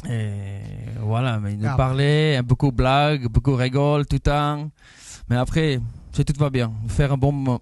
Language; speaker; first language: French; non-native, learner; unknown